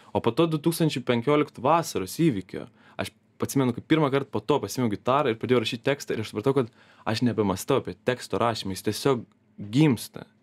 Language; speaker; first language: Lithuanian; native; Lithuanian